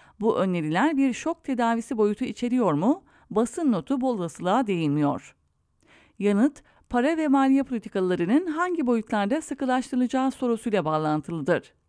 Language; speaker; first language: Turkish; native; Turkish